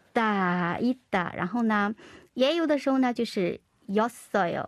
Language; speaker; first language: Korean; non-native, fluent; Chinese